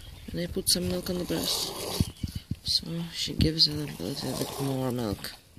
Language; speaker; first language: English; non-native, fluent; Ukrainian